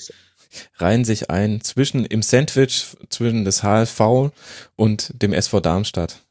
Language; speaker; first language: German; native; German